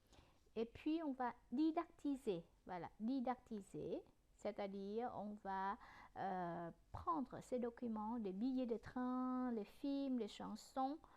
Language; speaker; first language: French; non-native, fluent; Vietnamese